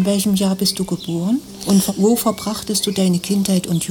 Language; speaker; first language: German; native; German